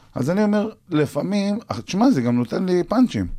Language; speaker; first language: Hebrew; native; Hebrew